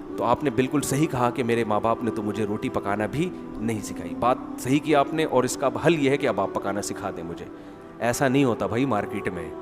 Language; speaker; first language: Urdu; native; Urdu